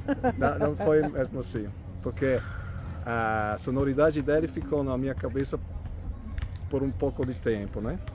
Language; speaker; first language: Portuguese; non-native, fluent; Italian